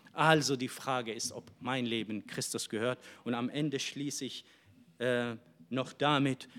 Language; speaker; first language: German; non-native, fluent; Arabic